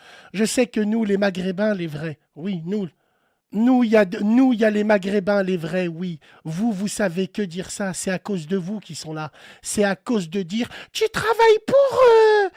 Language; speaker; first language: French; native; French